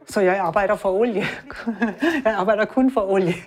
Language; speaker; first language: Danish; non-native, learner; German